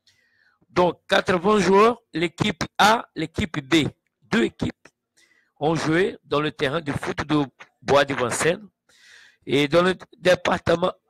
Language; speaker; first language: French; non-native, learner; Portuguese